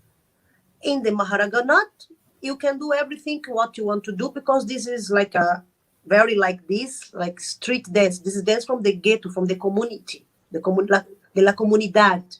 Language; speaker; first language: English; non-native, learner; Arabic